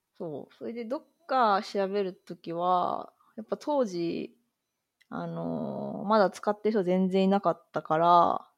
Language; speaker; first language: Japanese; native; Japanese